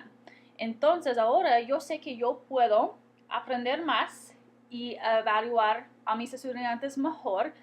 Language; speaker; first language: Spanish; non-native, fluent; English